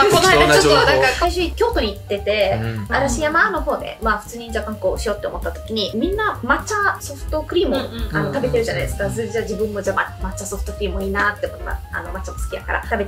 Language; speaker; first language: Japanese; non-native, fluent; Italian